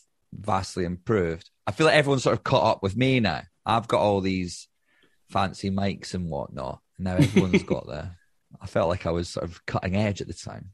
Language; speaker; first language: English; native; English